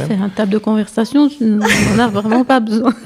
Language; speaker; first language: French; native; French